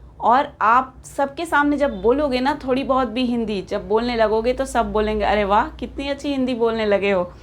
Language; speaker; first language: Hindi; native; Hindi